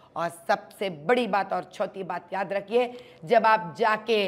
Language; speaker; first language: Hindi; non-native, local second language; Telugu